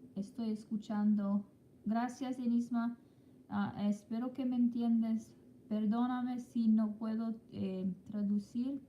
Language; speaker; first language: Spanish; non-native, learner; English